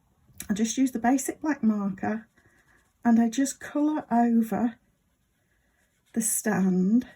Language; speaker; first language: English; native; English